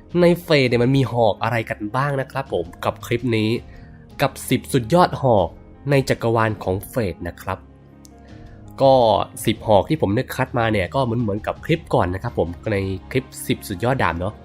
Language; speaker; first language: Thai; native; Thai